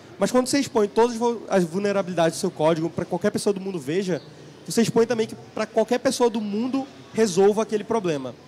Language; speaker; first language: Portuguese; native; Portuguese